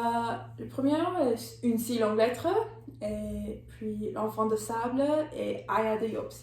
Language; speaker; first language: French; non-native, learner; English